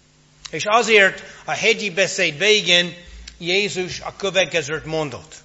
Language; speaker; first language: Hungarian; non-native, fluent; English